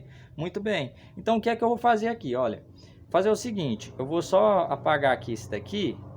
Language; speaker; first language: Portuguese; native; Portuguese